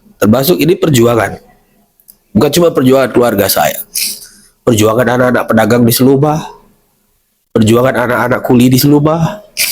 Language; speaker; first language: Indonesian; native; Indonesian